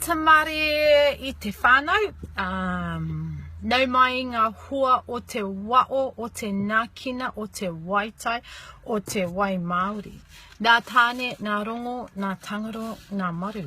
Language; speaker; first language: Māori; non-native, learner; English